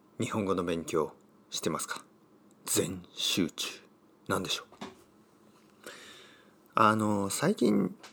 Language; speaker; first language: Japanese; native; Japanese